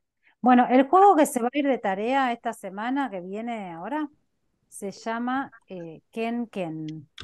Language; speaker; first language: Spanish; native; Spanish